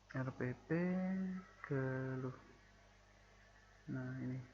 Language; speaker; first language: Indonesian; native; Indonesian